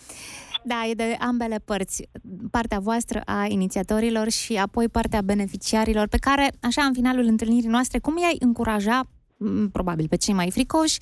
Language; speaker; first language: Romanian; native; Romanian